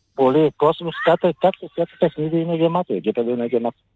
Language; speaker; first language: Greek; non-native, fluent; Bulgarian